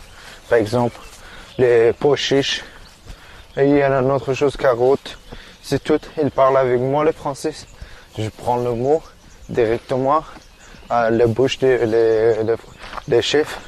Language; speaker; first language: French; non-native, learner; Persian